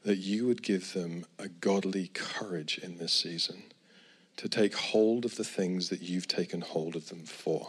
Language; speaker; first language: English; native; English